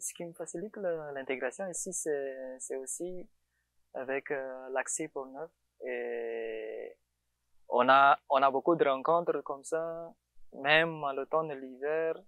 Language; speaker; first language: French; non-native, local second language; Malagasy